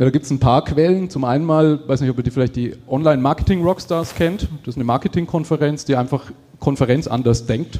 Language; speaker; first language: German; native; German